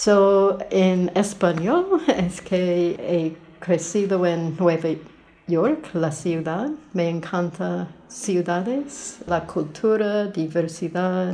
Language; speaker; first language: Spanish; non-native, fluent; English